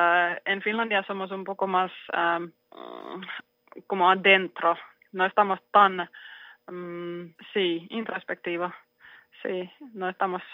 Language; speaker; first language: Spanish; non-native, learner; Finnish